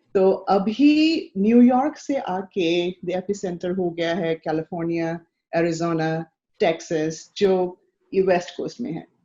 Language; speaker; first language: Hindi; non-native, local second language; Assamese